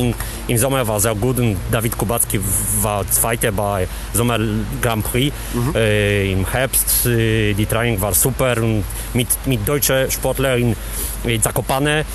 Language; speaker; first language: German; non-native, learner; Polish